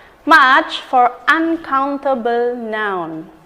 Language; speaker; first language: English; non-native, learner; Indonesian